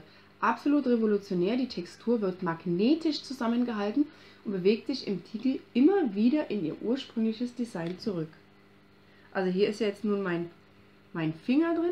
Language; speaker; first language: German; native; German